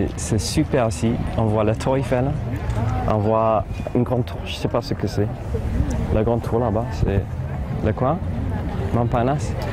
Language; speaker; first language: French; non-native, fluent; English